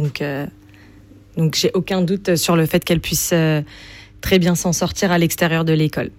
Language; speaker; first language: French; native; French